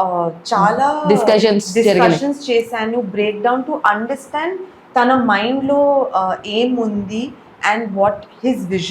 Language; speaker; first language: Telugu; non-native, local second language; Urdu